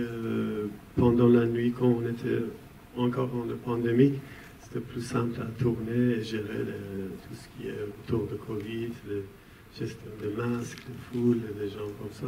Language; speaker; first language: French; non-native, fluent; Persian